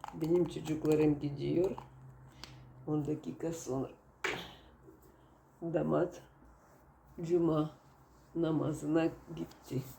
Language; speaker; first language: Turkish; non-native, learner; Russian